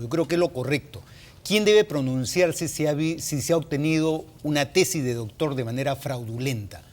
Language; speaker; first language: Spanish; native; Spanish